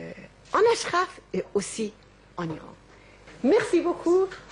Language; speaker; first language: French; non-native, learner; Persian